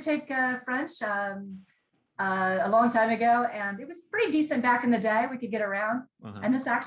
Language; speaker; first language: English; native; English